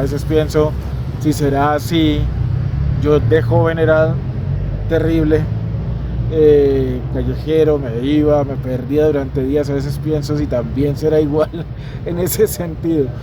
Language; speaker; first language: Spanish; native; Spanish